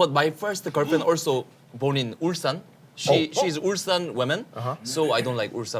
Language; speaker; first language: English; non-native, learner; Korean